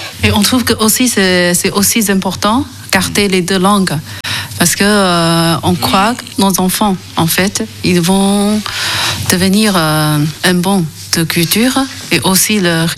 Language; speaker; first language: French; non-native, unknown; Chinese